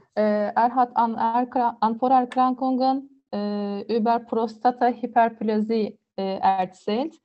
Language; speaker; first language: German; non-native, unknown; Turkish